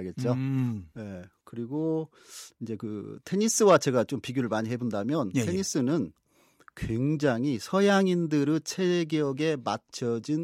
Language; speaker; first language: Korean; native; Korean